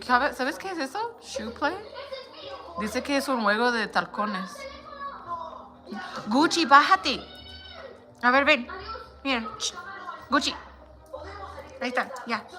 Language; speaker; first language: Spanish; non-native, learner; English